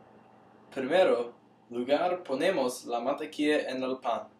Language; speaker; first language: Spanish; non-native, learner; English